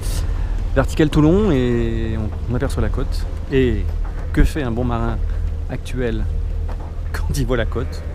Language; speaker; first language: French; native; French